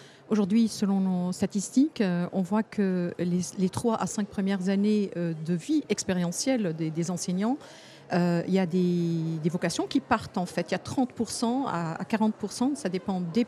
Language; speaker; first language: French; non-native, local second language; Arabic